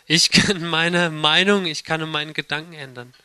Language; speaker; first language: German; native; German